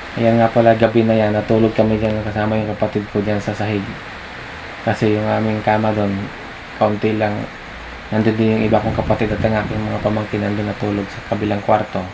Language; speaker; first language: Filipino; non-native, local second language; Cebuano